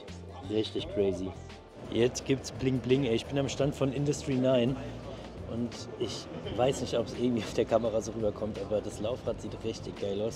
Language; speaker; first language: German; native; German